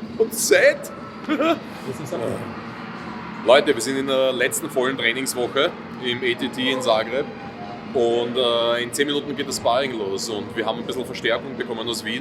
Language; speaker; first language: German; native; German